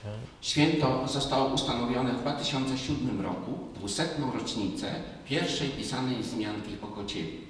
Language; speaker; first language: Polish; native; Polish